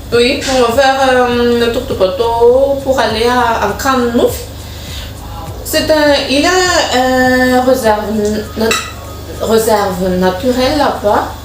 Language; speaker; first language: French; non-native, local second language; Malagasy